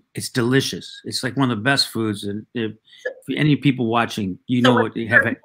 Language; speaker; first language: English; early bilingual, other home language; Spanish